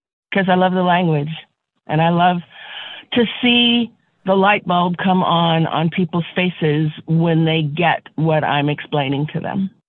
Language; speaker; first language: English; native; English